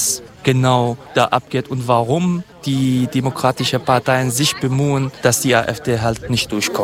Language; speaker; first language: German; non-native, fluent; Kurdish